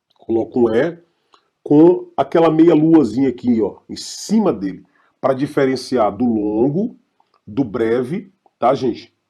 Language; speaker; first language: Portuguese; native; Portuguese